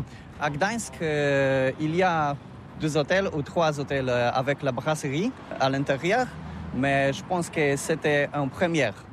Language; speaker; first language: French; non-native, learner; Polish